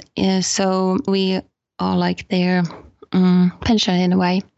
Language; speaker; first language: English; non-native, fluent; Finnish